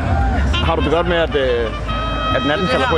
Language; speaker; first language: Danish; native; Danish